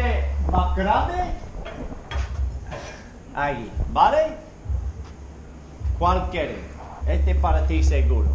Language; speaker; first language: Spanish; non-native, learner; English